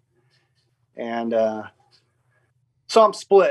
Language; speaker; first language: English; native; English